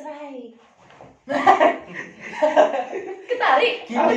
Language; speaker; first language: Indonesian; native; Indonesian